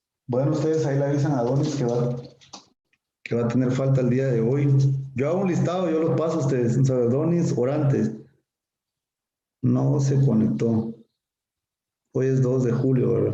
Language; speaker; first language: Spanish; native; Spanish